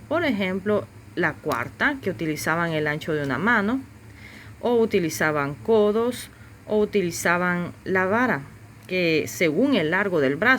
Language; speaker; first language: Spanish; native; Spanish